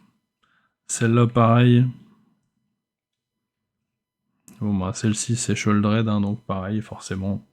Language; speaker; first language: French; native; French